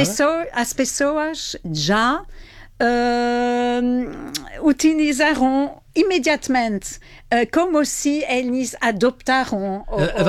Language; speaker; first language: Portuguese; non-native, fluent; French